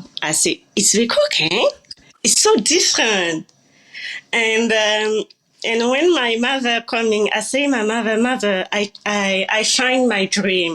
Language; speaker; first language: English; non-native, learner; French